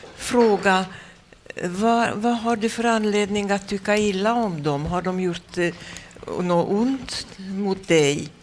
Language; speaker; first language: Swedish; non-native, fluent; Hungarian